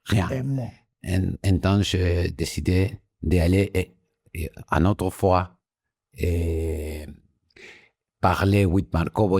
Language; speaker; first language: French; non-native, learner; Spanish